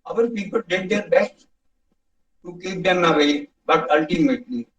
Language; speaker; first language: English; non-native, local second language; Punjabi